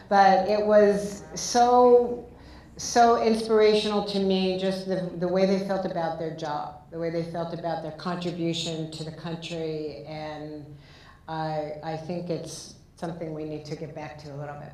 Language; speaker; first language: English; native; English